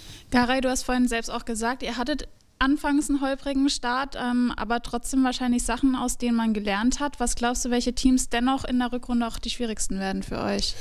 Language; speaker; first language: German; native; German